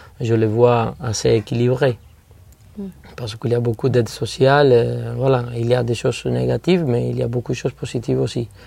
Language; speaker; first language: French; non-native, fluent; Spanish